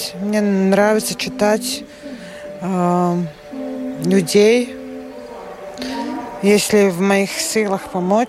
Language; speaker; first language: Russian; non-native, local second language; Latvian